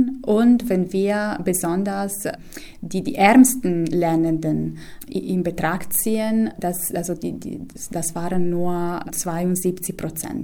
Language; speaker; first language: German; non-native, fluent; Italian